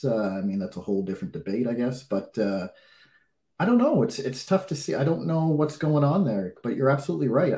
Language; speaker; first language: English; native; English